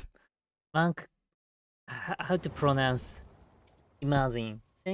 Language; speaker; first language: English; non-native, learner; Japanese